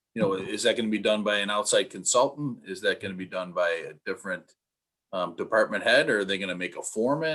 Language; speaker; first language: English; native; English